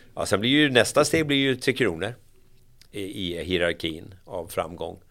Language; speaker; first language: Swedish; native; Swedish